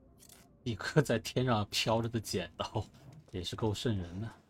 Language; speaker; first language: Chinese; native; Chinese